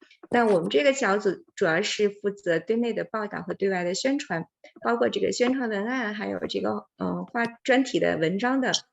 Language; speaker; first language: Chinese; native; Chinese